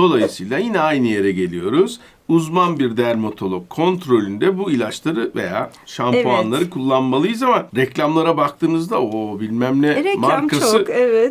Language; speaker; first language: Turkish; native; Turkish